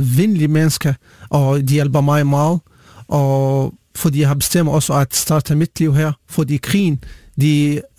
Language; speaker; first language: Danish; non-native, learner; Arabic